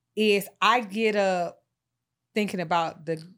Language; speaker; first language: English; native; English